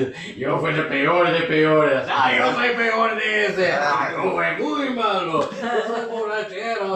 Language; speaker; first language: Spanish; non-native, learner; English